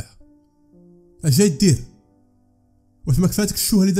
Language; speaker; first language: Arabic; native; Arabic